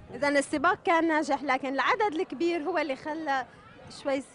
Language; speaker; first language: Arabic; native; Arabic